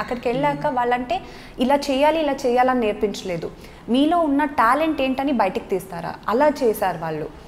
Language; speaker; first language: Telugu; non-native, local second language; Kannada